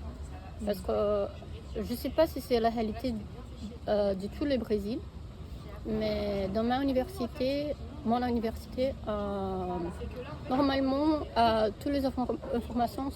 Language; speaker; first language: French; non-native, fluent; Portuguese